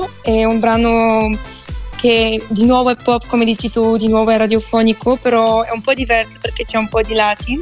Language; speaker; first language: Italian; non-native, fluent; Bulgarian